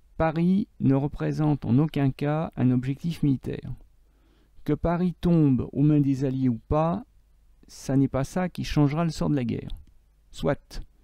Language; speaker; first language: French; native; French